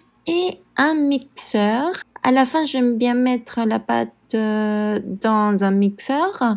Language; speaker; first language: French; non-native, fluent; Spanish